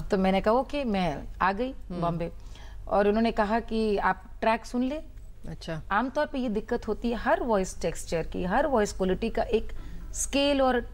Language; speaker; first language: Hindi; native; Hindi